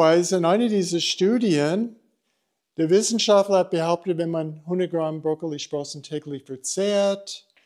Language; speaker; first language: German; non-native, fluent; English